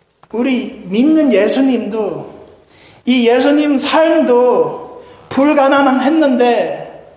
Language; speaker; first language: Korean; native; Korean